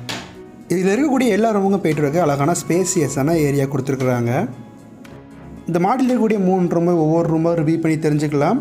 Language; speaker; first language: Tamil; native; Tamil